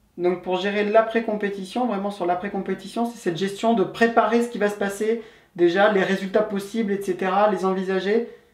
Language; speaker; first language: French; native; French